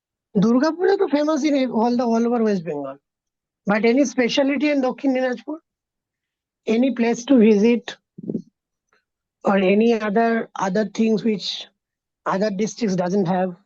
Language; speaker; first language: English; non-native, fluent; Bangla